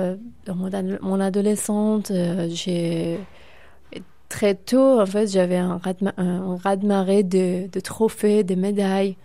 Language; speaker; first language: French; non-native, fluent; Persian